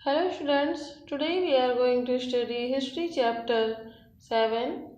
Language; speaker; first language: English; non-native, local second language; Hindi